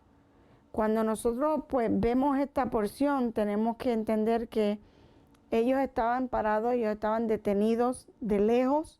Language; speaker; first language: Spanish; native; Spanish